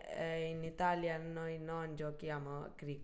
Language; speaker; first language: Italian; non-native, learner; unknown